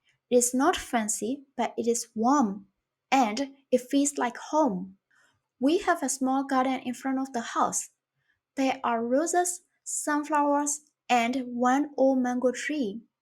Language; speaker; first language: English; non-native, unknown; Burmese